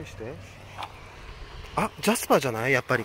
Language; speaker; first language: Japanese; native; Japanese